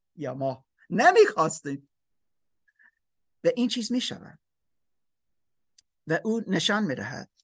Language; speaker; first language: Persian; non-native, learner; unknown